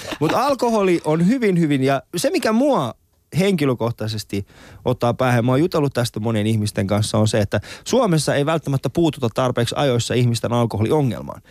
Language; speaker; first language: Finnish; early bilingual, other home language; Persian